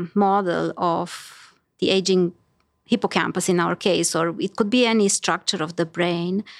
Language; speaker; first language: English; non-native, fluent; Romanian